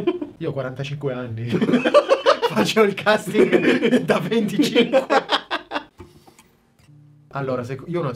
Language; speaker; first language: Italian; native; Italian